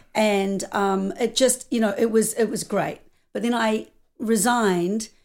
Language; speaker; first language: English; native; English